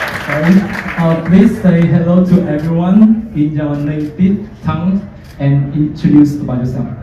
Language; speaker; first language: English; non-native, fluent; Vietnamese